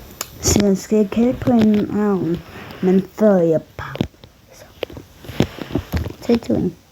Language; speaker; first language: Swedish; non-native, learner; Danish